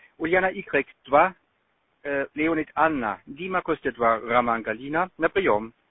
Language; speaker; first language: Russian; non-native, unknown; German